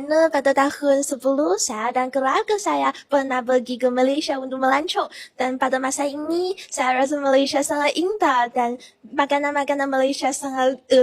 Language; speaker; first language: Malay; non-native, learner; Chinese